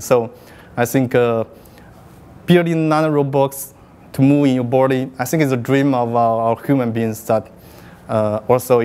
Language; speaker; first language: English; non-native, fluent; Chinese